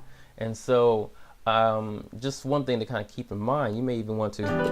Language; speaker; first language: English; native; English